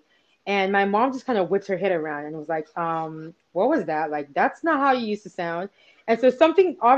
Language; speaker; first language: English; non-native, local second language; Igbo